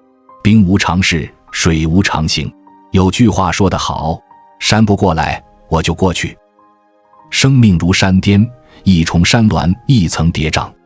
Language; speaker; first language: Chinese; native; Chinese